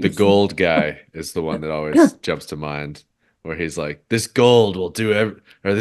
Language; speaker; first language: English; native; English